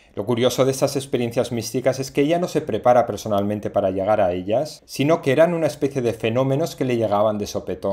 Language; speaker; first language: Spanish; native; Spanish